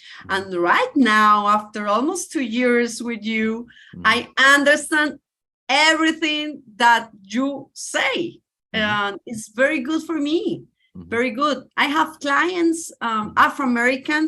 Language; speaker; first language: English; non-native, learner; Spanish